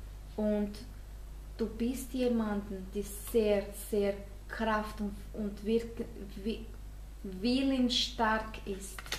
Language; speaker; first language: German; non-native, fluent; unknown